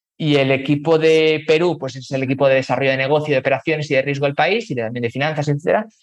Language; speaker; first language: Spanish; native; Spanish